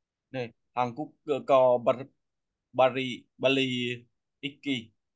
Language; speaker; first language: Korean; non-native, learner; Vietnamese